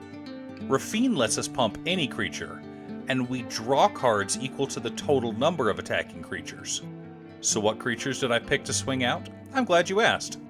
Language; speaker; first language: English; native; English